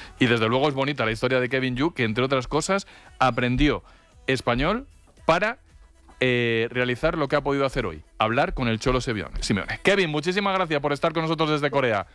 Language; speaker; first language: Spanish; native; Spanish